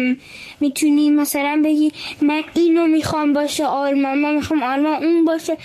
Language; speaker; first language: Persian; early bilingual, heritage; Persian